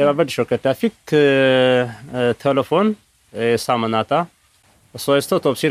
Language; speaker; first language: Norwegian; non-native, fluent; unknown